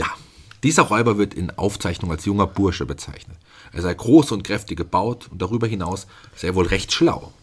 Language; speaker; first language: German; native; German